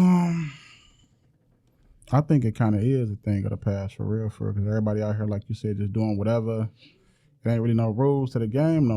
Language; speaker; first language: English; native; English